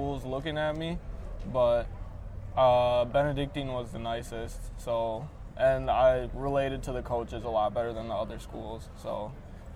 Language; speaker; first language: English; native; English